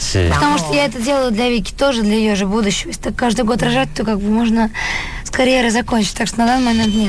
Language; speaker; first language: Russian; native; Russian